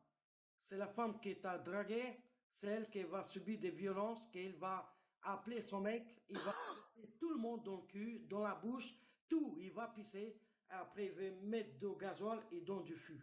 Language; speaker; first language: French; non-native, fluent; Romanian